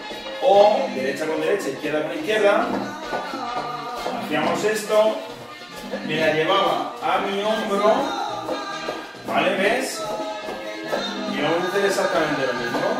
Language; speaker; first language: Spanish; native; Spanish